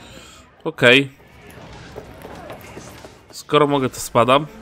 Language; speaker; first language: Polish; native; Polish